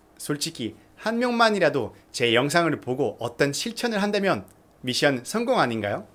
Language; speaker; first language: Korean; non-native, fluent; French